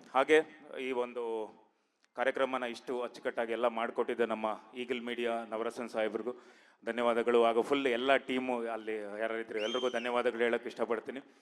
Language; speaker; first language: Kannada; native; Kannada